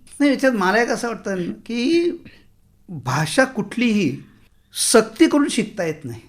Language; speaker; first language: Marathi; native; Marathi